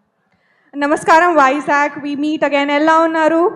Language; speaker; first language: Telugu; non-native, learner; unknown